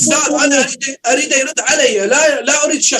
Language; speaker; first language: Arabic; native; Arabic